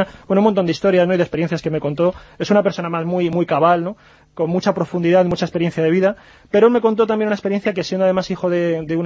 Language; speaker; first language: Spanish; native; Spanish